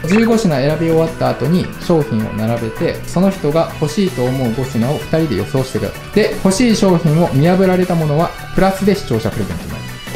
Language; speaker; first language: Japanese; native; Japanese